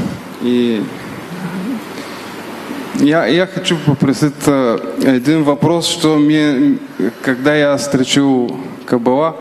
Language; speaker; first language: Russian; non-native, learner; Bulgarian